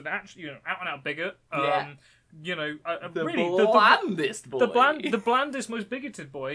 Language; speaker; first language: English; native; English